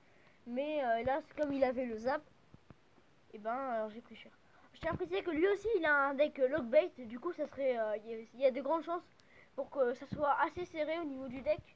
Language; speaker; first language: French; native; French